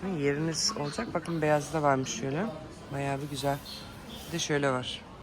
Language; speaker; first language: Turkish; early bilingual, heritage; Turkish